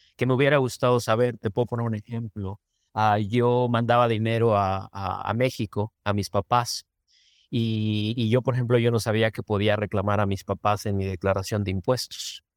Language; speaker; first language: Spanish; native; Spanish